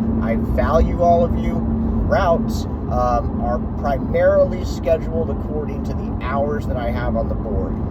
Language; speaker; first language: English; native; English